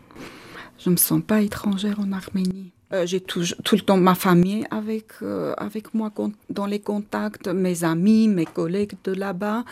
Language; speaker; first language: French; non-native, fluent; Armenian